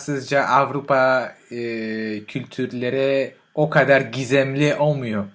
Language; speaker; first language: Turkish; non-native, learner; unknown